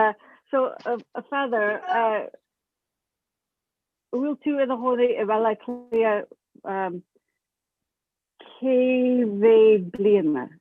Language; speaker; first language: Irish; non-native, learner; English